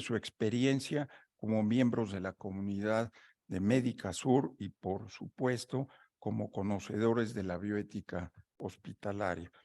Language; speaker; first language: Spanish; native; Spanish